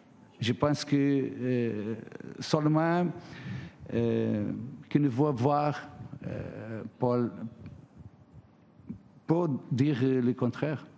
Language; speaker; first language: French; non-native, fluent; Portuguese